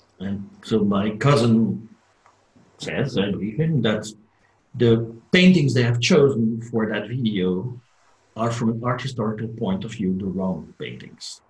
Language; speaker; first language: English; non-native, fluent; Dutch